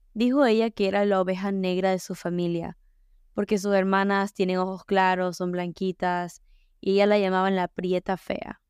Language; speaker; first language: Spanish; early bilingual, heritage; Spanish